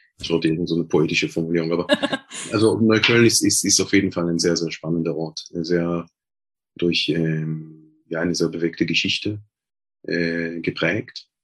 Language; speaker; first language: German; non-native, fluent; Hebrew